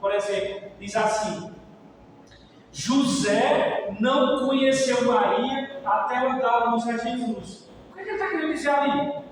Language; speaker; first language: Portuguese; native; Portuguese